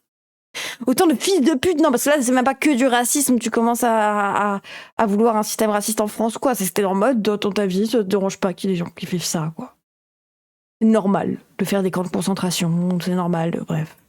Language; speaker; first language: French; native; French